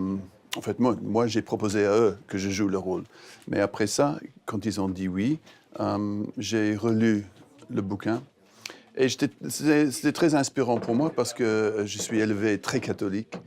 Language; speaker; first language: French; non-native, fluent; English